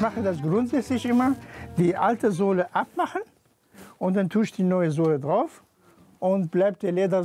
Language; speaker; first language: German; non-native, fluent; Arabic